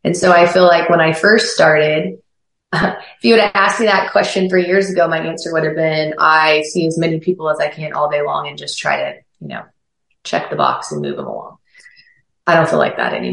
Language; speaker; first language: English; native; English